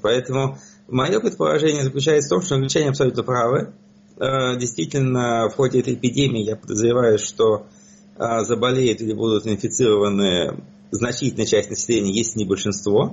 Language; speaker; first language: Russian; native; Russian